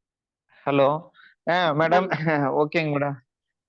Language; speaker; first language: Tamil; native; Tamil